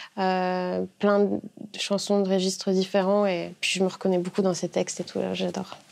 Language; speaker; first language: French; native; French